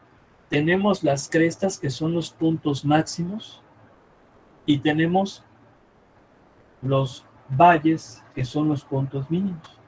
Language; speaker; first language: Spanish; native; Spanish